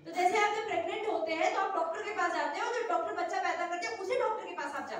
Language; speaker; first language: Hindi; native; Hindi